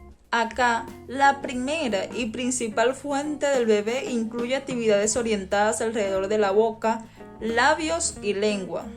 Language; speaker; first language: Spanish; native; Spanish